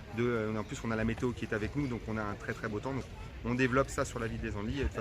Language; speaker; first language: French; native; French